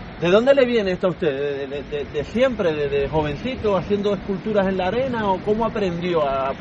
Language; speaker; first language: Spanish; native; Spanish